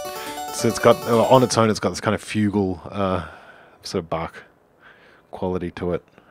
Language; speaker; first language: English; native; English